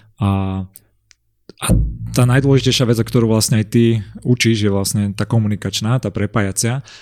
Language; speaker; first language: Slovak; native; Slovak